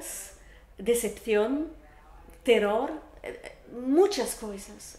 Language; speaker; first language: Spanish; non-native, learner; Portuguese